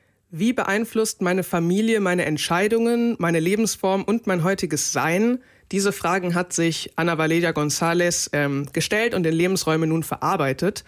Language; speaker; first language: German; native; German